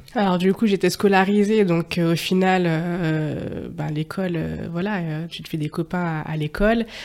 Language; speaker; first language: French; native; French